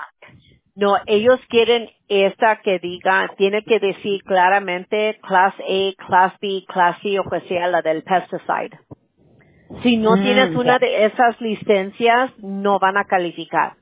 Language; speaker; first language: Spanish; early bilingual, other home language; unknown